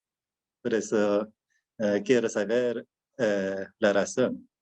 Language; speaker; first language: Spanish; non-native, fluent; Korean